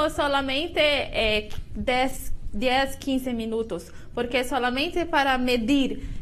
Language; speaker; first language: Spanish; non-native, learner; Portuguese